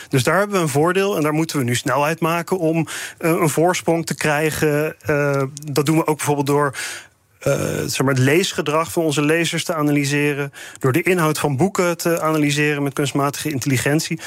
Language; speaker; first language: Dutch; native; Dutch